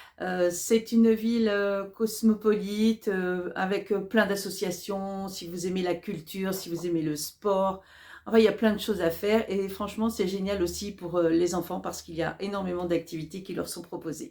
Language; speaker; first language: French; native; French